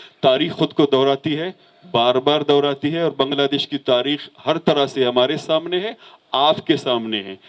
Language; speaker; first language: Urdu; non-native, local second language; Baluchi